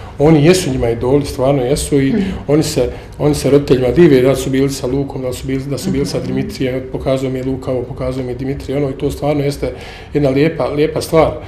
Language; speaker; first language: Bosnian; native; Bosnian